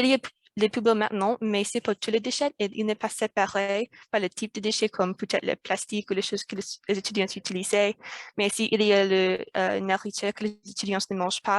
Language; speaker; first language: French; non-native, learner; English